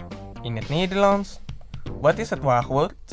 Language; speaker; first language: Dutch; non-native, fluent; Indonesian